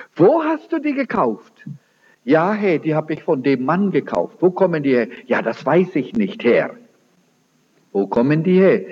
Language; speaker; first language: German; early bilingual, heritage; German